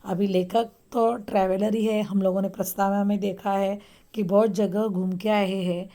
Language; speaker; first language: Hindi; non-native, local second language; Marathi